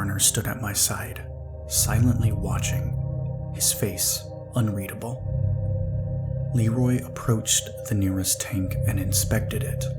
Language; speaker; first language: English; native; English